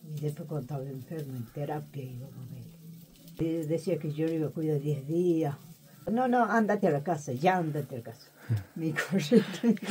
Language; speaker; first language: Spanish; native; Spanish